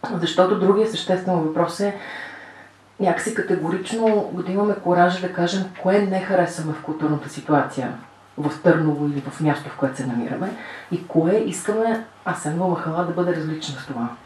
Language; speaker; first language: Bulgarian; native; Bulgarian